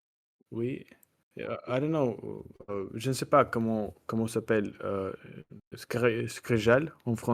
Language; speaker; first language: French; non-native, learner; Russian